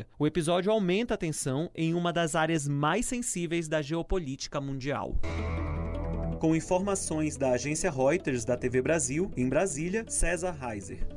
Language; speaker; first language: Portuguese; native; Portuguese